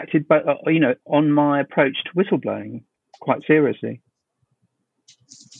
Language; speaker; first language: English; native; English